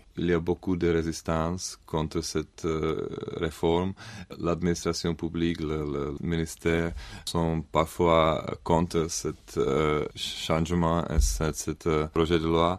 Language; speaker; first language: French; non-native, learner; Czech